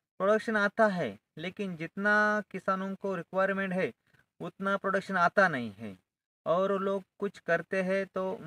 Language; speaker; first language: Hindi; non-native, local second language; Marathi